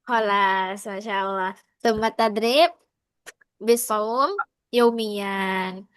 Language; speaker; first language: Arabic; non-native, fluent; Indonesian